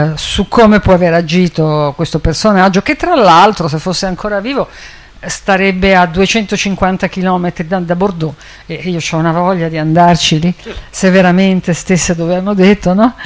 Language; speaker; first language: Italian; native; Italian